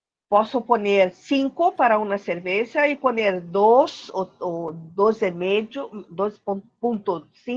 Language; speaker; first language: Portuguese; non-native, learner; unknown